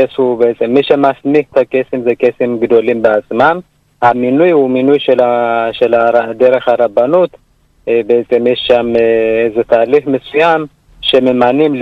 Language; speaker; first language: Hebrew; early bilingual, other home language; Amharic